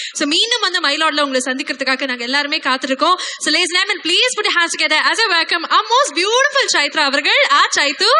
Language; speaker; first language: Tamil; native; Tamil